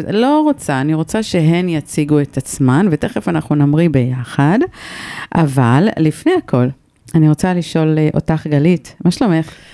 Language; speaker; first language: Hebrew; native; Hebrew